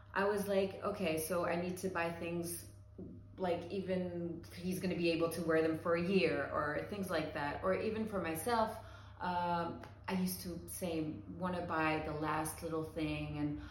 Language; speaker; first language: English; early bilingual, heritage; English